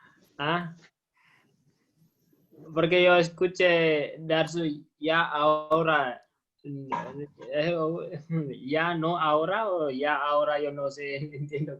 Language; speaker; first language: Spanish; non-native, learner; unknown